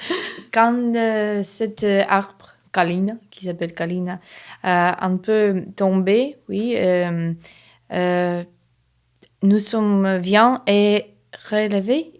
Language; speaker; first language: French; non-native, learner; Ukrainian